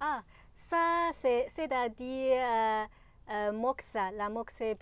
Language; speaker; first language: French; non-native, learner; Chinese